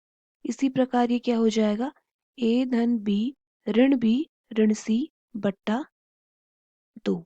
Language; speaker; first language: Hindi; native; Hindi